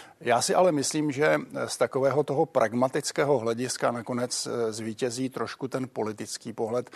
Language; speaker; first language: Czech; native; Czech